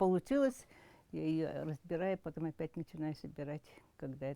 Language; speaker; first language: Russian; non-native, local second language; Yakut